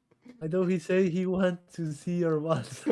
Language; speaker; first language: English; non-native, learner; Portuguese